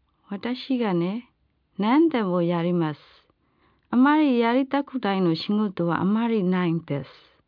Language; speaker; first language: Japanese; non-native, learner; Burmese